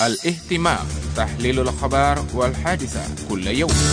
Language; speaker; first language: Arabic; non-native, fluent; Indonesian